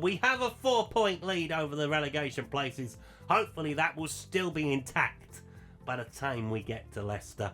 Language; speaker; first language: English; native; English